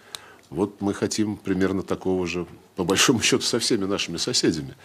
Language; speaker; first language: Russian; native; Russian